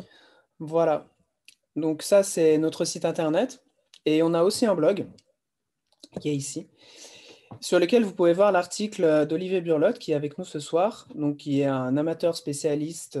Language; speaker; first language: French; native; French